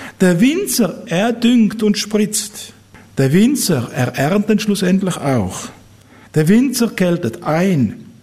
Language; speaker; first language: German; native; German